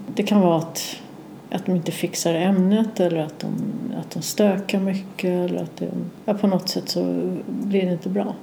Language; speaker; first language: Swedish; native; Swedish